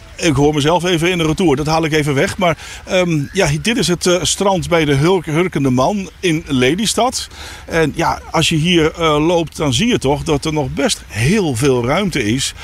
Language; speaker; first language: Dutch; native; Dutch